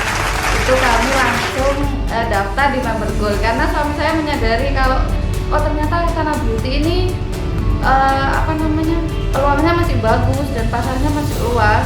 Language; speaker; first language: Indonesian; native; Indonesian